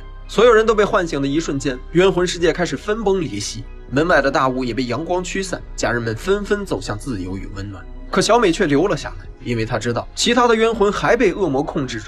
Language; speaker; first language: Chinese; native; Chinese